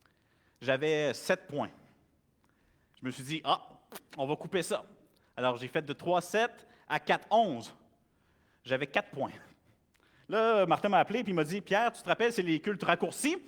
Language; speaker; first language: French; native; French